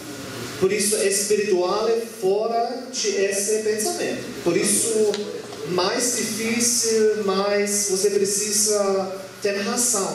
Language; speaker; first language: Portuguese; non-native, learner; German